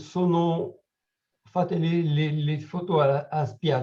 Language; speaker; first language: Italian; non-native, learner; French